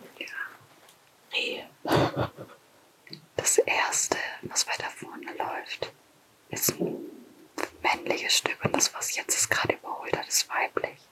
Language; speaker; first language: German; native; German